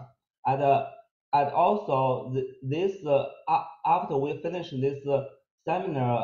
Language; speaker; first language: English; non-native, fluent; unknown